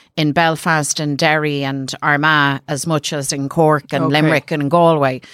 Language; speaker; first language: English; native; English